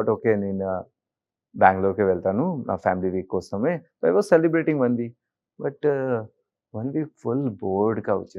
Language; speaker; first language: Telugu; non-native, local second language; Hindi